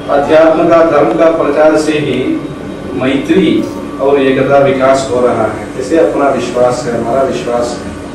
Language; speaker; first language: Hindi; non-native, local second language; Telugu